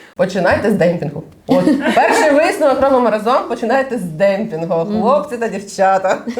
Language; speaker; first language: Ukrainian; non-native, local second language; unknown